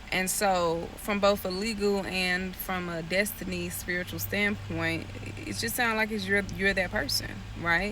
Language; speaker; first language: English; native; English